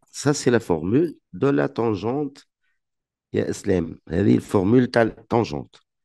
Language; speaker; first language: French; non-native, local second language; Arabic